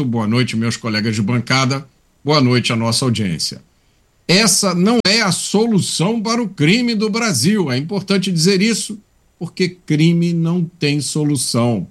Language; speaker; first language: Portuguese; native; Portuguese